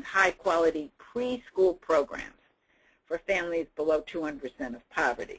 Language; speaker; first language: English; native; English